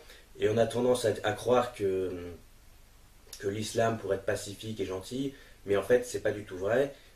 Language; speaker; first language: French; native; French